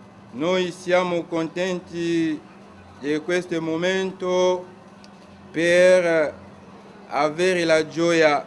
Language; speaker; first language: Italian; non-native, learner; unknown